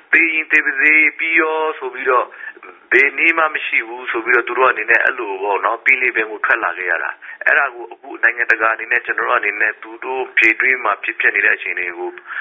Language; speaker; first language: Burmese; non-native, local second language; Rohingya